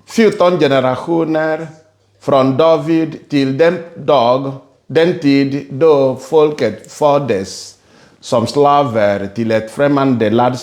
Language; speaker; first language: Swedish; non-native, fluent; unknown